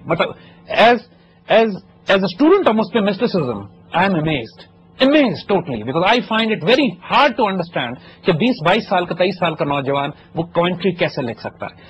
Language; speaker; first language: Urdu; native; Urdu